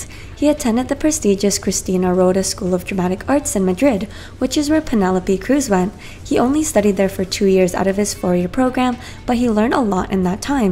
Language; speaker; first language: English; native; English